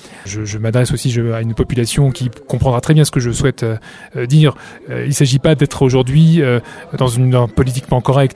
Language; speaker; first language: French; native; French